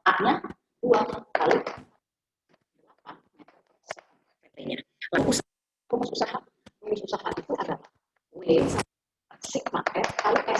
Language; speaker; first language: Indonesian; native; Indonesian